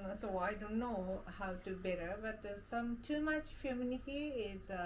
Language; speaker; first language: English; non-native, learner; Japanese